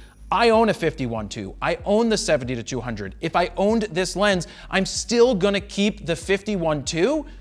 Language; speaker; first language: English; native; English